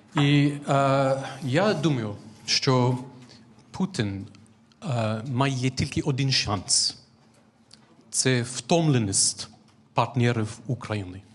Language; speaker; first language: Ukrainian; non-native, fluent; English